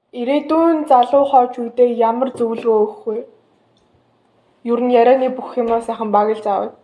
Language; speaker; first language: Mongolian; early bilingual, heritage; Mongolian